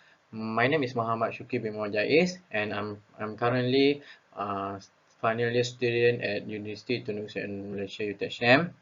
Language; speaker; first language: English; non-native, local second language; Malay